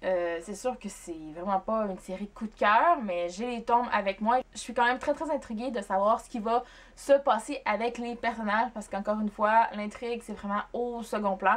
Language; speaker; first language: French; native; French